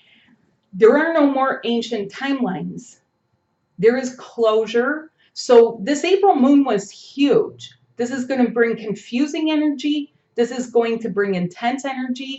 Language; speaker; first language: English; native; English